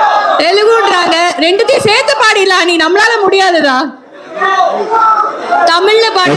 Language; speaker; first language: Tamil; native; Tamil